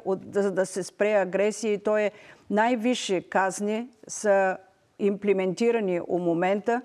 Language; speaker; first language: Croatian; non-native, learner; Bulgarian